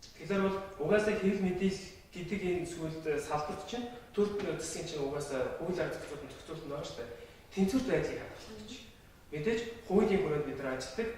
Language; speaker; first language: Mongolian; non-native, local second language; Kazakh